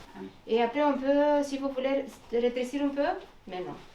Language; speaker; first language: French; non-native, learner; Romanian